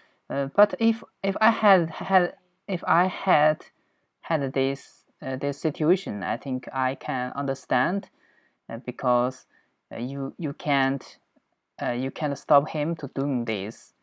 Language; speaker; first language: English; non-native, learner; Chinese